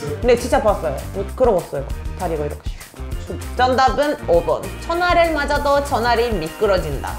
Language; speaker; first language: Korean; non-native, fluent; Turkish